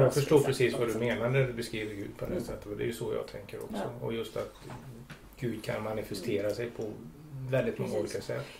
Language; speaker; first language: Swedish; native; Swedish